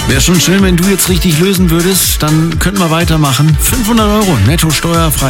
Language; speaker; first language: German; native; German